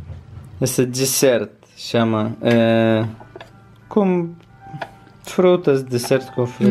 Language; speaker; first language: Portuguese; non-native, learner; Russian